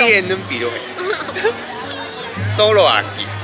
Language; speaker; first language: Spanish; non-native, learner; Japanese